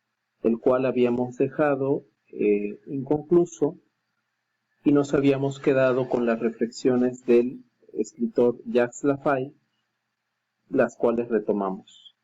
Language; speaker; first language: Spanish; native; Spanish